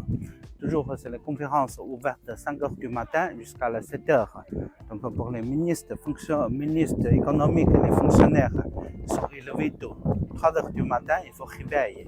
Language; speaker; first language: French; non-native, learner; Chinese